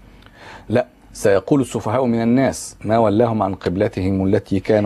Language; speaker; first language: Arabic; native; Arabic